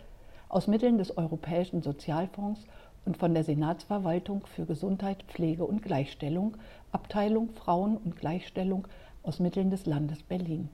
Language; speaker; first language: German; native; German